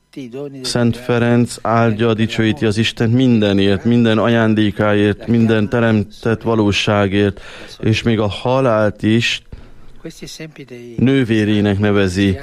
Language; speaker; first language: Hungarian; native; Hungarian